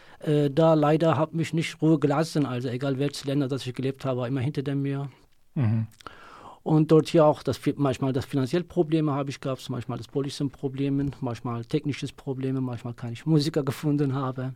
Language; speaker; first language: German; non-native, learner; Kurdish